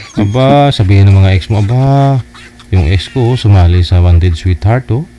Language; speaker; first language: Filipino; native; Filipino